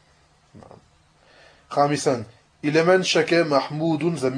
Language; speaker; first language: Arabic; non-native, fluent; French